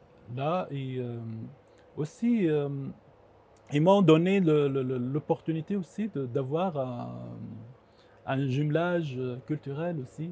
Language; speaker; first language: French; non-native, local second language; Arabic